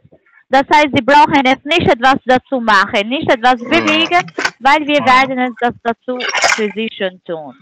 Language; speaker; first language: German; non-native, fluent; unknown